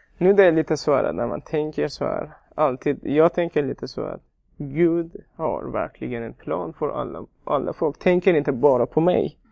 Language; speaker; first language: Swedish; non-native, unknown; Persian